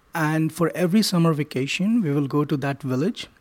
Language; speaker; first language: English; non-native, local second language; Hindi